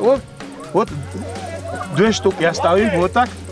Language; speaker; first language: Russian; non-native, fluent; Georgian